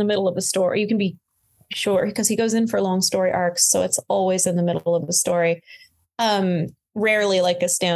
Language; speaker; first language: English; native; English